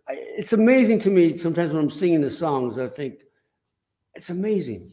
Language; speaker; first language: English; native; English